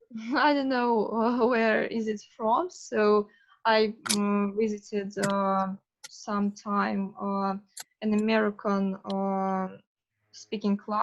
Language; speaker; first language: English; non-native, fluent; Russian